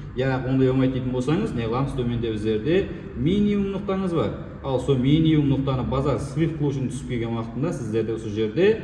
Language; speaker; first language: Uzbek; non-native, local second language; Kara-Kalpak